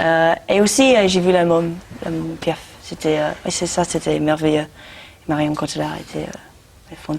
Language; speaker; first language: French; non-native, learner; English